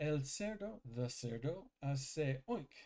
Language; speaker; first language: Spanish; non-native, learner; English